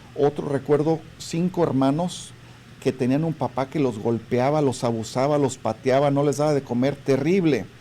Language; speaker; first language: Spanish; native; Spanish